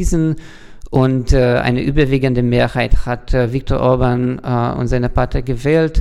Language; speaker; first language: German; non-native, fluent; Hungarian